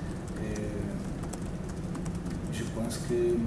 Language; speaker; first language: French; non-native, learner; Portuguese